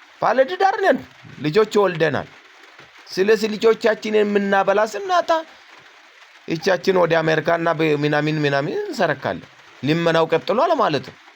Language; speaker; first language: Amharic; non-native, local second language; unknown